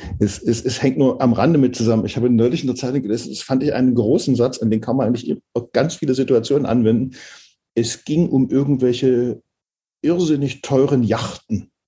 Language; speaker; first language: German; native; German